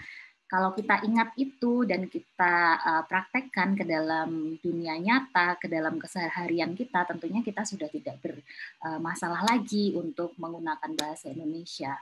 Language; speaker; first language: Indonesian; native; Indonesian